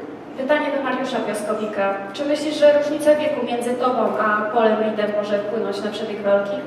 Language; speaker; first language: Polish; native; Polish